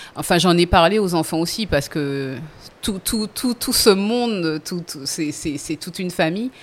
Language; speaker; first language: French; native; French